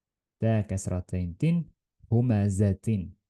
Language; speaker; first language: Arabic; non-native, learner; Estonian